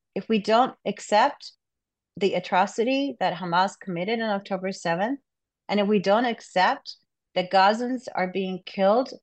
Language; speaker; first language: English; non-native, local second language; Urdu